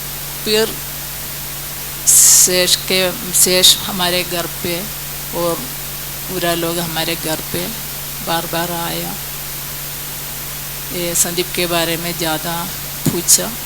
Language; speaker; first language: Hindi; non-native, local second language; Malayalam